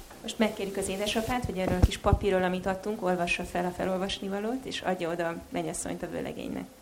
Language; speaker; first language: Hungarian; native; Hungarian